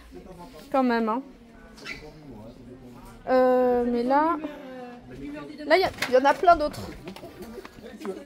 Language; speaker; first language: French; native; French